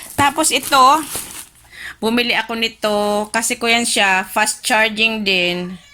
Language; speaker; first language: Filipino; non-native, local second language; Bikol